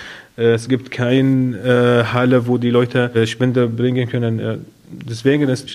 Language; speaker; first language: German; non-native, learner; Arabic